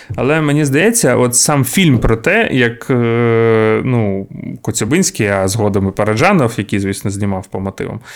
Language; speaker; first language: Ukrainian; non-native, local second language; Russian